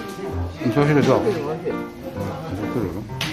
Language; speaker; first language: Japanese; native; Japanese